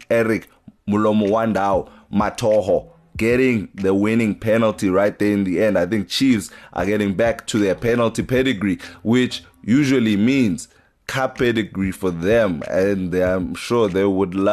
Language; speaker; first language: English; non-native, local second language; Xhosa